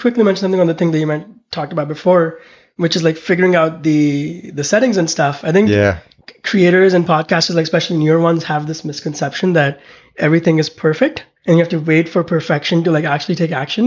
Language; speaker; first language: English; non-native, local second language; Hindi